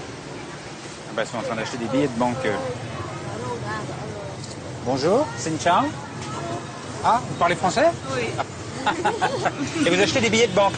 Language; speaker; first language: French; native; French